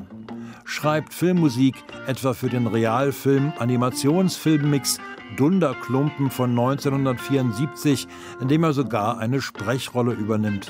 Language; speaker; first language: German; native; German